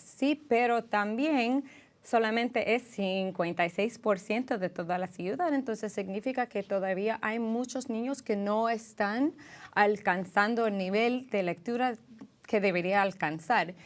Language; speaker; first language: Spanish; early bilingual, heritage; English